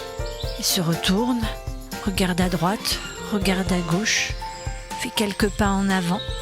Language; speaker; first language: French; native; French